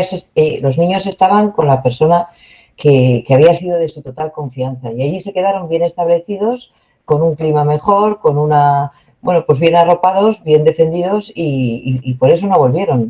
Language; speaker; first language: Spanish; native; Spanish